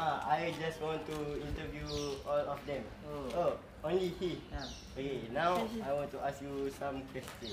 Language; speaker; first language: English; non-native, learner; Malay